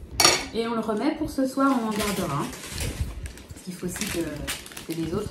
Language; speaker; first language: French; native; French